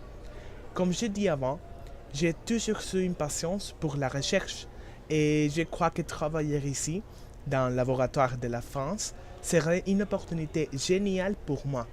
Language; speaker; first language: French; non-native, learner; Spanish